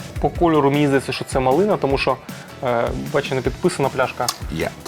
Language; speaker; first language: Ukrainian; native; Ukrainian